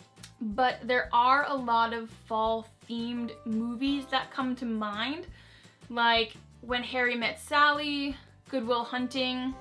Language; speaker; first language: English; native; English